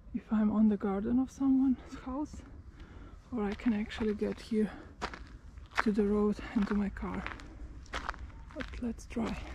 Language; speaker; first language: English; non-native, learner; Slovenian